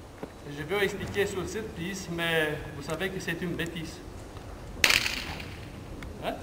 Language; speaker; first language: French; non-native, learner; Romanian